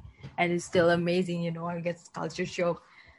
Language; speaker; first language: English; non-native, learner; Indonesian